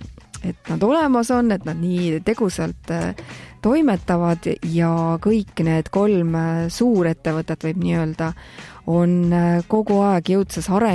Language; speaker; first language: Estonian; native; Estonian